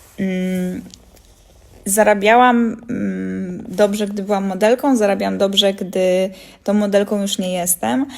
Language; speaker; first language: Polish; early bilingual, heritage; Polish